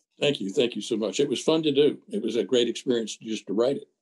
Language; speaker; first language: English; native; English